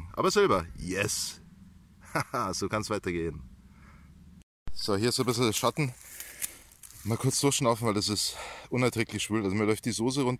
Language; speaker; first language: German; native; German